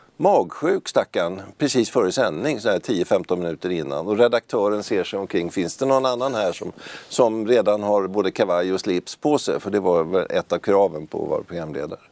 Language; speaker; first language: Swedish; native; Swedish